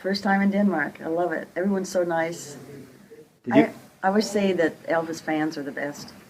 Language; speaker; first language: English; native; English